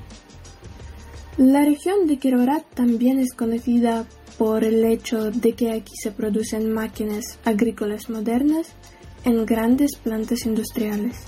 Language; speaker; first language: Spanish; non-native, learner; Ukrainian